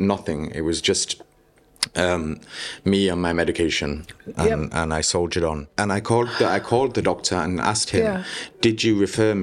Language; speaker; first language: English; native; English